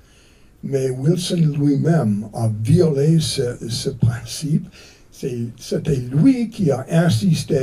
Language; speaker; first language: French; non-native, fluent; English